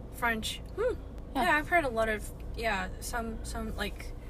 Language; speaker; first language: English; non-native, fluent; Japanese